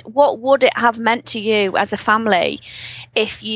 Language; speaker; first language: English; native; English